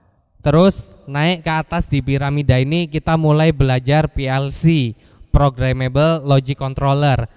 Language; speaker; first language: Indonesian; native; Indonesian